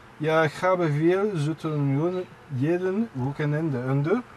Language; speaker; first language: German; non-native, learner; English